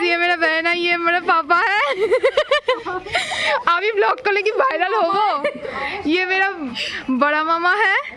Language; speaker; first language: Hindi; non-native, local second language; Bangla